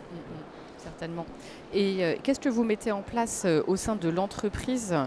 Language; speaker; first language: French; native; French